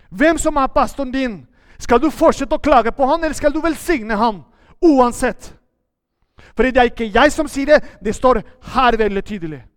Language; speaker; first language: Norwegian; non-native, fluent; Spanish